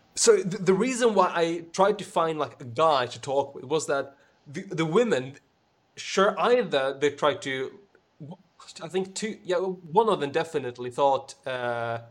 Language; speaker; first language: English; non-native, fluent; Swedish